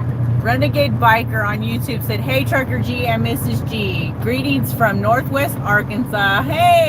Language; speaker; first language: English; native; English